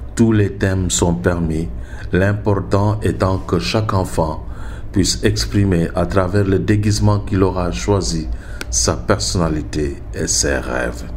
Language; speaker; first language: French; non-native, local second language; Wolof